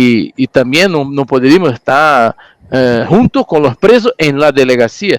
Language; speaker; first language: Spanish; non-native, learner; Portuguese